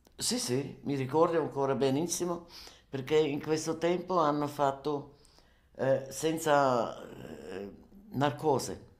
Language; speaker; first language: Italian; non-native, learner; German